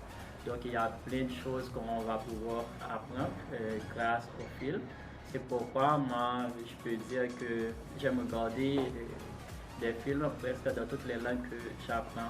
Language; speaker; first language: French; non-native, local second language; Haitian Creole